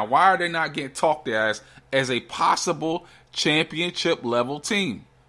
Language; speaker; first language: English; native; English